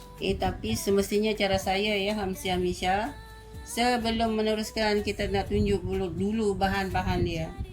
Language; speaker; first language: Malay; native; Malay